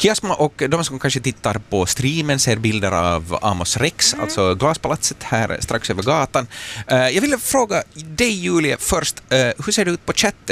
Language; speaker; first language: Swedish; native; Swedish